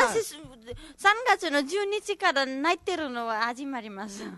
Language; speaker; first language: Japanese; non-native, learner; Nepali